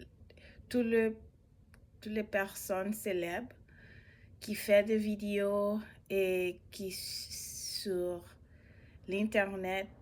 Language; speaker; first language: French; non-native, learner; English